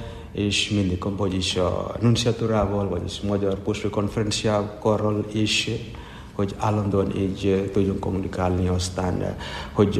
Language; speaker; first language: Hungarian; non-native, fluent; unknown